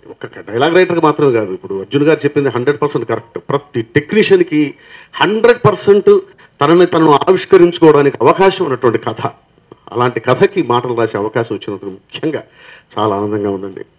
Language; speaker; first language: Telugu; native; Telugu